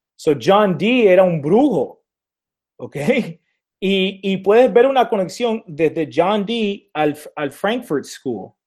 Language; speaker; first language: Spanish; early bilingual, heritage; Spanish